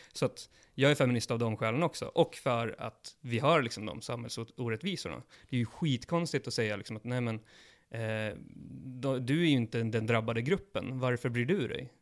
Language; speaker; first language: Swedish; early bilingual, other home language; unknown